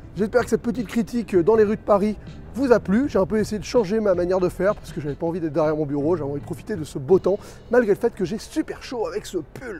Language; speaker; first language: French; native; French